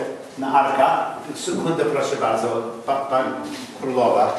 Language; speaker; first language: Polish; non-native, learner; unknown